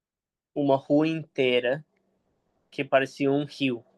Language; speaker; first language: Portuguese; non-native, fluent; English